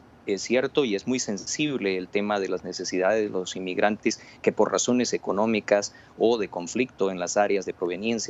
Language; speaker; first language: Spanish; native; Spanish